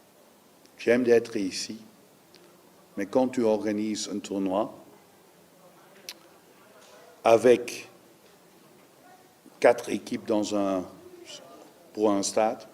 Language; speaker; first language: French; non-native, learner; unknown